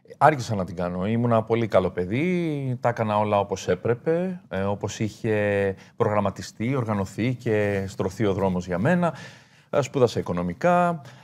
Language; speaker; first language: Greek; native; Greek